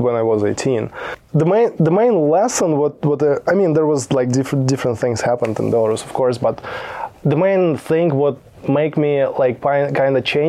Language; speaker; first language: English; non-native, fluent; Russian